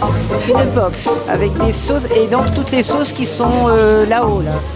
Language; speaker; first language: French; native; French